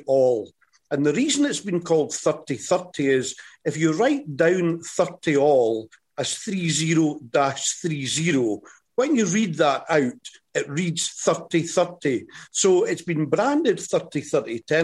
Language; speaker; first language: English; native; English